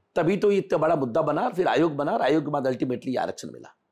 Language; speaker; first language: Hindi; native; Hindi